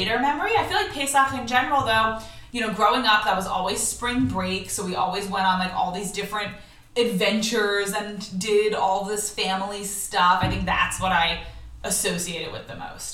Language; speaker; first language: English; native; English